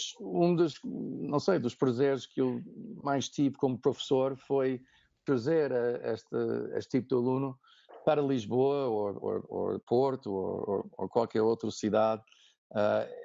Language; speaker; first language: Portuguese; non-native, fluent; English